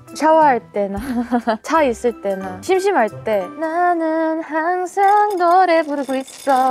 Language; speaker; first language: Korean; early bilingual, heritage; Korean